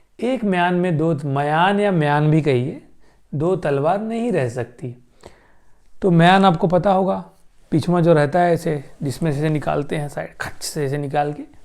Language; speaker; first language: Hindi; native; Hindi